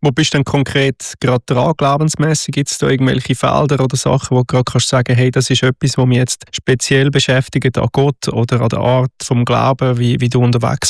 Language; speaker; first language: German; native; German